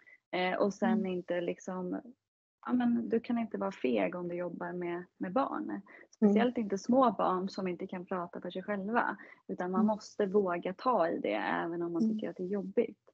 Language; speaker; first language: Swedish; native; Swedish